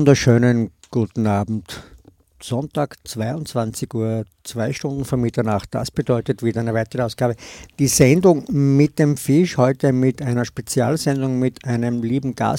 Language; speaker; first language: German; native; German